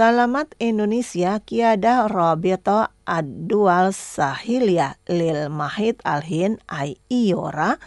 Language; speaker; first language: Arabic; non-native, fluent; Indonesian